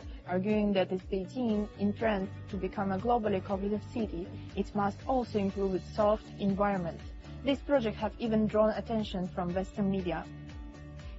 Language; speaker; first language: English; non-native, fluent; Russian